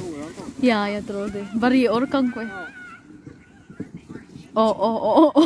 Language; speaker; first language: Swedish; non-native, learner; Cebuano